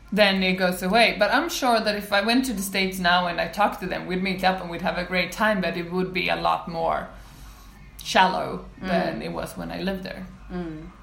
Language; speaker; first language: English; non-native, fluent; Swedish